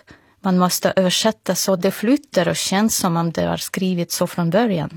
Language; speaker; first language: Swedish; non-native, fluent; Russian